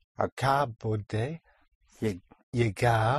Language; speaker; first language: Spanish; non-native, learner; English